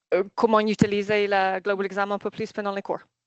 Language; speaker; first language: French; non-native, fluent; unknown